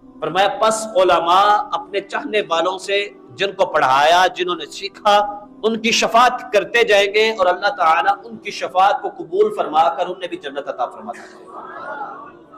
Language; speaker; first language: Urdu; non-native, local second language; Punjabi